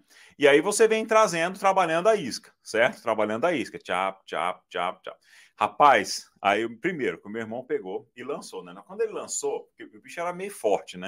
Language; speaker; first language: Portuguese; native; Portuguese